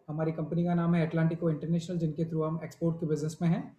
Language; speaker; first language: Hindi; non-native, local second language; Gujarati